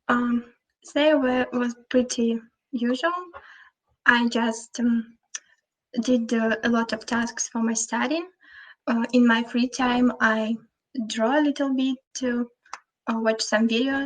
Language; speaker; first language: English; non-native, fluent; Russian